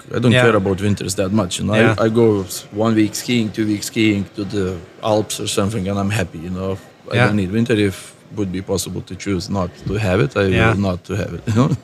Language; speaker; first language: English; non-native, fluent; Lithuanian